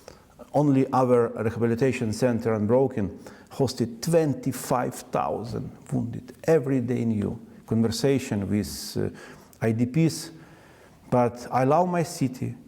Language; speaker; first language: English; non-native, learner; Ukrainian